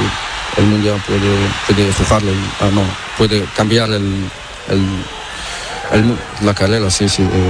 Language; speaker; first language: Spanish; non-native, learner; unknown